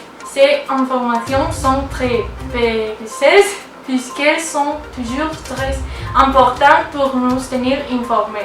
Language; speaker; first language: French; non-native, learner; Spanish